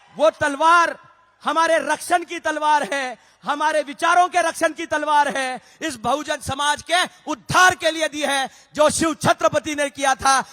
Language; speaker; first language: Hindi; non-native, local second language; Marathi